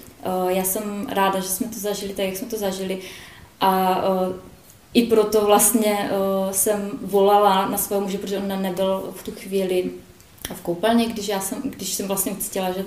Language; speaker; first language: Czech; native; Czech